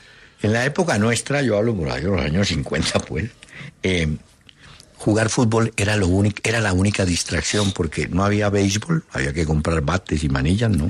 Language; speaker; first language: Spanish; native; Spanish